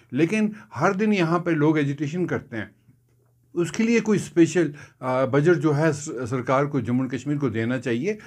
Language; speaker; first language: Hindi; non-native, local second language; Kashmiri